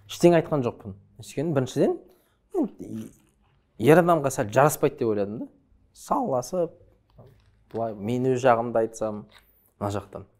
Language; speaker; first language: Kazakh; early bilingual, other home language; Chinese